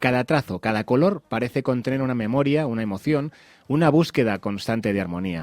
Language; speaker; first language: Spanish; native; Spanish